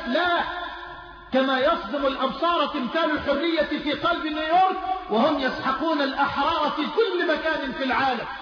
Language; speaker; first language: Arabic; native; Arabic